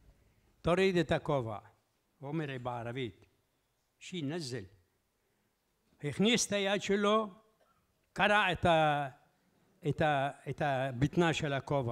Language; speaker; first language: Hebrew; early bilingual, other home language; Arabic